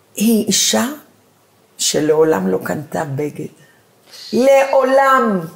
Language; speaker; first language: Hebrew; early bilingual, other home language; Arabic